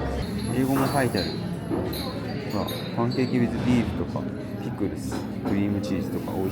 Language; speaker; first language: Japanese; native; Japanese